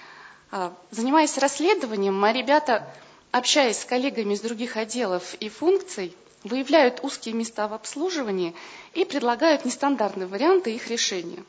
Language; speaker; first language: Russian; native; Russian